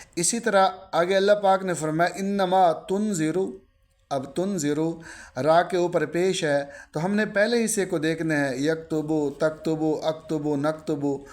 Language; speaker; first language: Urdu; native; Urdu